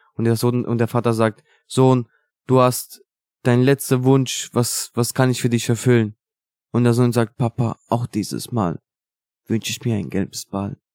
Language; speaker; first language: German; non-native, fluent; Italian